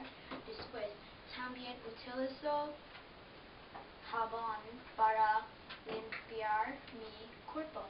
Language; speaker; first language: Spanish; non-native, learner; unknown